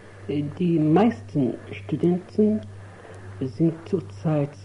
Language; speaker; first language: German; non-native, fluent; Arabic